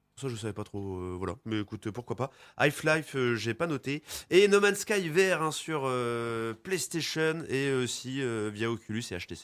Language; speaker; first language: French; native; French